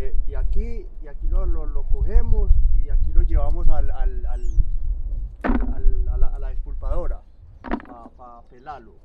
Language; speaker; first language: Spanish; native; Spanish